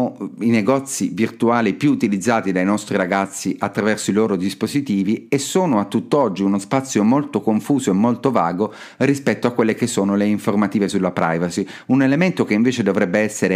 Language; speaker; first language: Italian; native; Italian